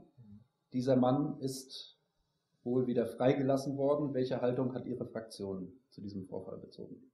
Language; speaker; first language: German; native; German